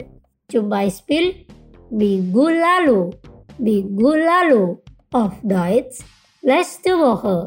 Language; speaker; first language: German; non-native, fluent; Indonesian